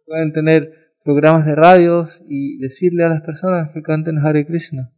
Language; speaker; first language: Spanish; native; Spanish